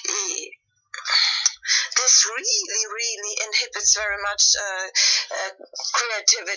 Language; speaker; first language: English; non-native, fluent; German